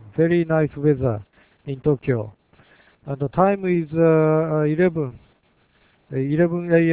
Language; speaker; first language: English; non-native, learner; Japanese